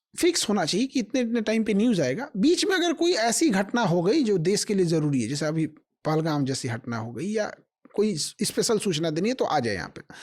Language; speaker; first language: Hindi; native; Hindi